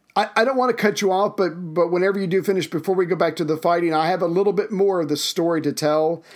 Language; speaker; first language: English; native; English